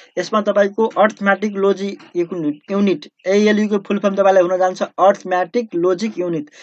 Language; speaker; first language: Nepali; native; Nepali